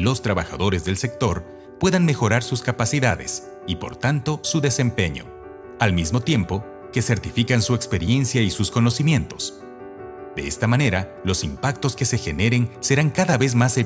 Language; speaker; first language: Spanish; native; Spanish